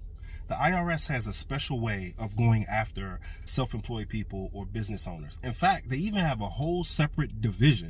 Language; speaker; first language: English; native; English